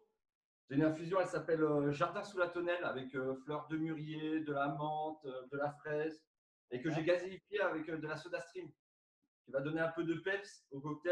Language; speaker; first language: French; native; French